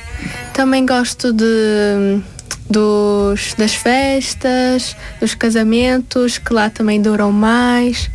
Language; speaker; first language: Portuguese; early bilingual, other home language; Tajik